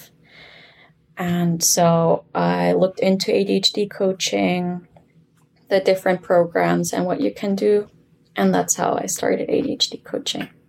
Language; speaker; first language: English; non-native, fluent; German